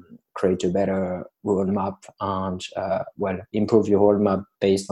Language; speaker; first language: English; non-native, fluent; French